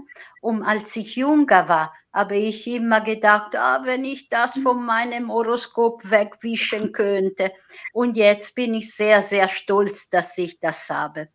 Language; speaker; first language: German; non-native, fluent; Italian